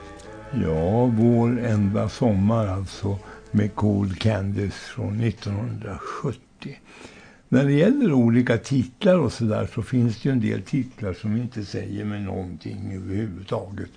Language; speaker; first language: Swedish; native; Swedish